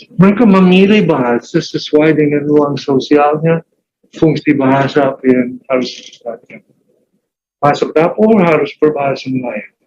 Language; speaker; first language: Malay; non-native, fluent; English